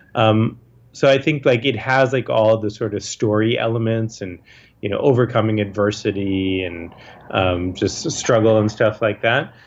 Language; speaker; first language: English; native; English